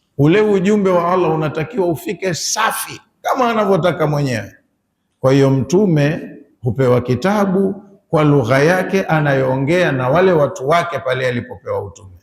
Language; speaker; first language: Swahili; native; Swahili